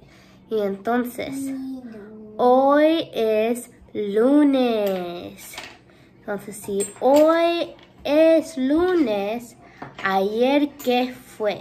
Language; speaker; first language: Spanish; early bilingual, heritage; Spanish